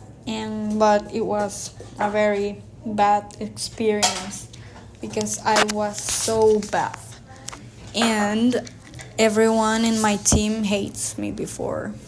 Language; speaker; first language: English; non-native, learner; Spanish